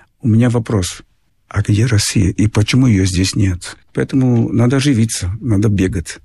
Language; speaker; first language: Russian; non-native, fluent; Portuguese